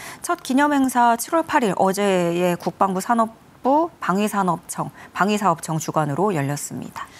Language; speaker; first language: Korean; native; Korean